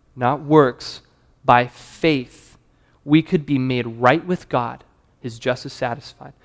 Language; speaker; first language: English; native; English